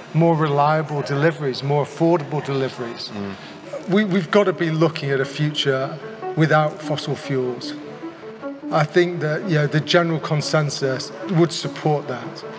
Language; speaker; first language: English; native; English